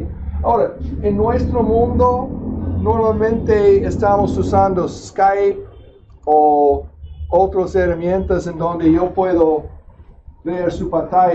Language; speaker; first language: Spanish; non-native, fluent; English